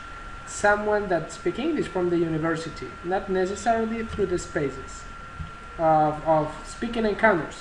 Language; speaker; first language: English; non-native, fluent; Spanish